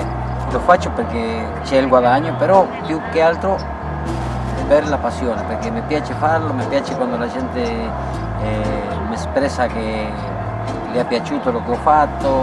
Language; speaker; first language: Italian; early bilingual, heritage; Spanish